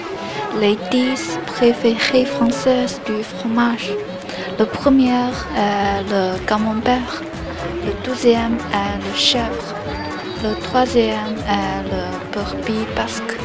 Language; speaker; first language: French; non-native, learner; Chinese